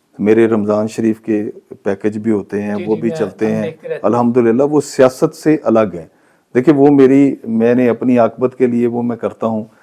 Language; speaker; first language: Urdu; non-native, local second language; Punjabi